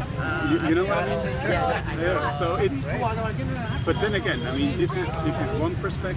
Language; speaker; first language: English; non-native, fluent; German